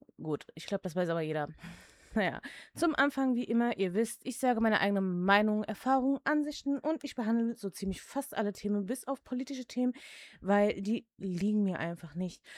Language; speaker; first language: German; early bilingual, other home language; Czech